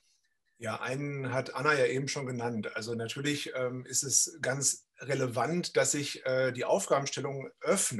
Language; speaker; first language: German; native; German